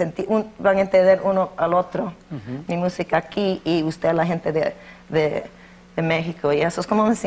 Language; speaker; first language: Spanish; early bilingual, heritage; Spanish